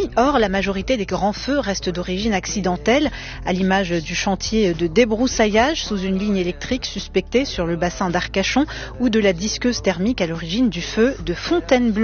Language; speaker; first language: French; native; French